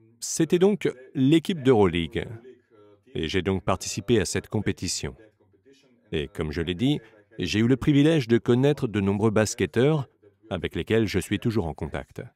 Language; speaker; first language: French; non-native, fluent; Slovenian